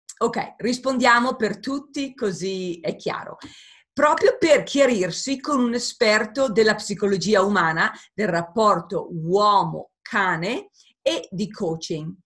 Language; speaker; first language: Italian; early bilingual, heritage; Italian